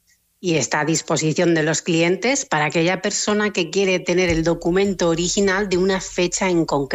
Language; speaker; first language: Spanish; native; Spanish